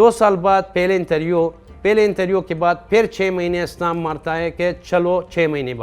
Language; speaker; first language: Hindi; non-native, fluent; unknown